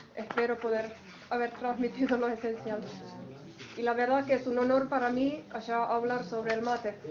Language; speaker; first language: Spanish; non-native, fluent; Finnish